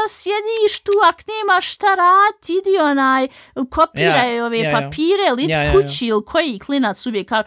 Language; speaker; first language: Bosnian; early bilingual, heritage; Bosnian